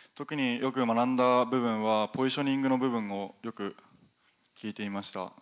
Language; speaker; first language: Japanese; native; Japanese